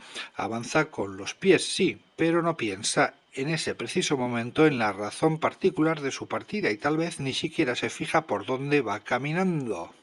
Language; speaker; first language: Spanish; native; Spanish